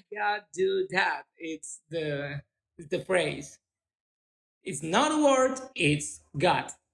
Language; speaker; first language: English; non-native, learner; Spanish